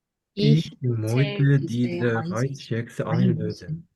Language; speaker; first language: German; non-native, learner; Korean